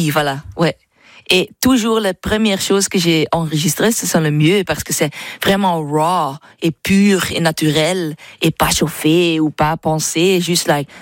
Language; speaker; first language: French; non-native, fluent; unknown